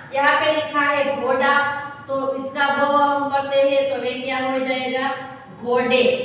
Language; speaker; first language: Hindi; non-native, local second language; Gujarati